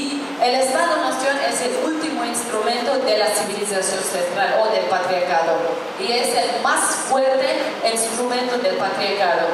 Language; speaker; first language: Spanish; non-native, fluent; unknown